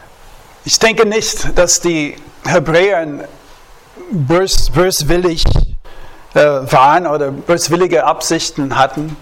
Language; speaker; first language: German; non-native, fluent; English